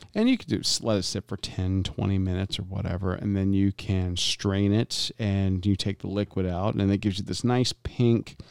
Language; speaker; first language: English; native; English